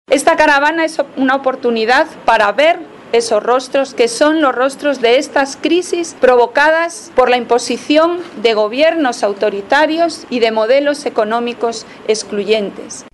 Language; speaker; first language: Spanish; native; Spanish